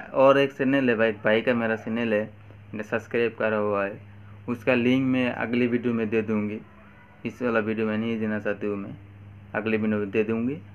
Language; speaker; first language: Hindi; non-native, local second language; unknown